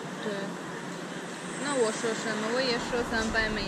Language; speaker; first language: Chinese; non-native, fluent; Russian